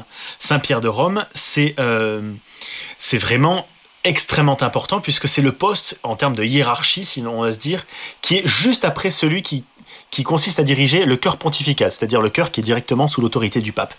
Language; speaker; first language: French; native; French